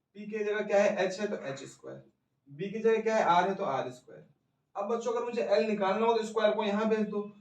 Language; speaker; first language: Hindi; native; Hindi